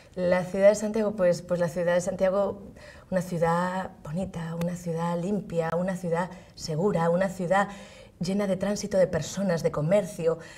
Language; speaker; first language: Spanish; native; Spanish